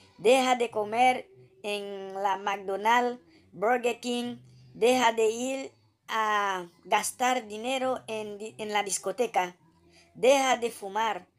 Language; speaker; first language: Spanish; non-native, fluent; Haitian Creole